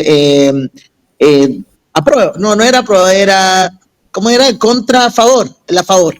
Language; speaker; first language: Spanish; native; Spanish